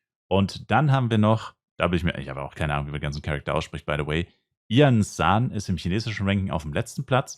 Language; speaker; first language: German; native; German